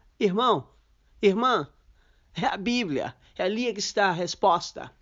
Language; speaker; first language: Portuguese; non-native, local second language; Kabuverdianu